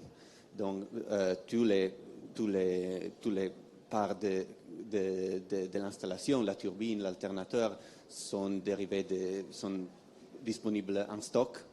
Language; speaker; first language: French; non-native, fluent; Italian